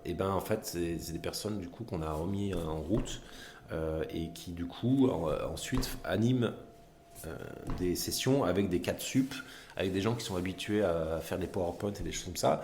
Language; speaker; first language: French; native; French